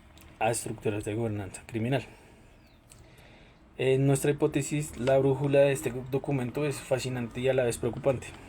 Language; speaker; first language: Spanish; native; Spanish